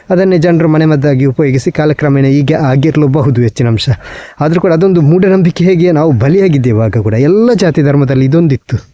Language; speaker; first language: Kannada; non-native, local second language; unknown